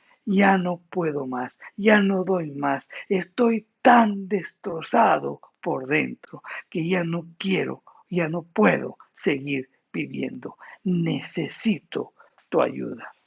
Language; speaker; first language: Spanish; native; Spanish